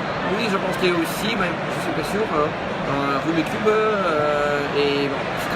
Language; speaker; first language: French; non-native, learner; Russian